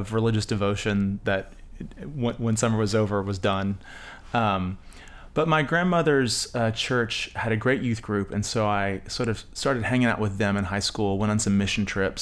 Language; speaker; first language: English; native; English